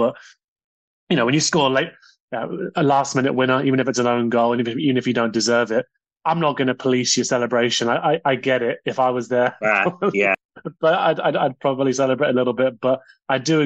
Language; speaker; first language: English; native; English